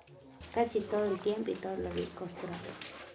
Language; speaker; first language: Spanish; non-native, local second language; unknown